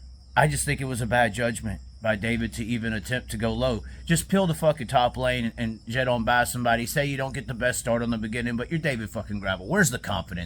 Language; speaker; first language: English; native; English